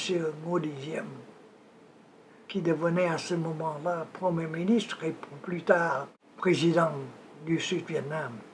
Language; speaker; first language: French; non-native, local second language; Vietnamese